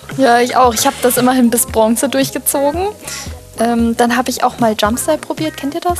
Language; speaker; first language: German; native; German